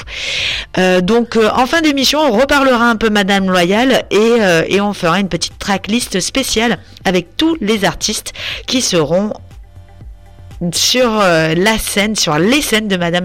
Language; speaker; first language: French; native; French